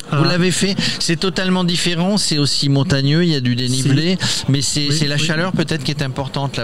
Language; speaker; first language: French; native; French